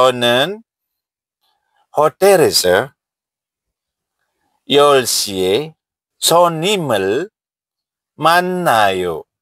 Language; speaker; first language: Korean; non-native, fluent; Indonesian